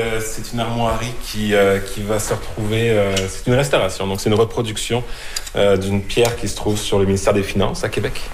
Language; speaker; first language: French; native; French